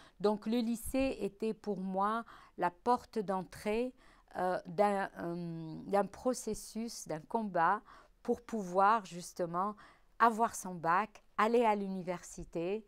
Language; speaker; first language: French; non-native, local second language; Arabic